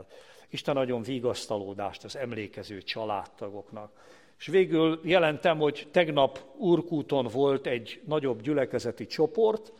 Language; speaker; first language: Hungarian; native; Hungarian